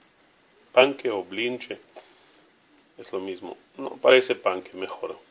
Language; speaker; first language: Spanish; non-native, learner; Hebrew